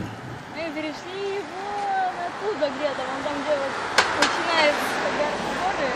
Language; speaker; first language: Russian; native; Russian